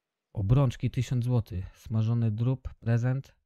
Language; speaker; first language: Polish; native; Polish